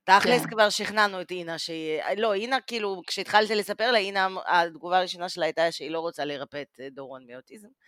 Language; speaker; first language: Hebrew; early bilingual, other home language; Russian